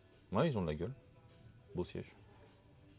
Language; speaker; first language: French; native; French